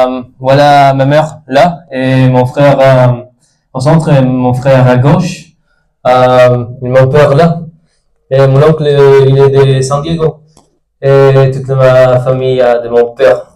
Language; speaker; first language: French; non-native, learner; Spanish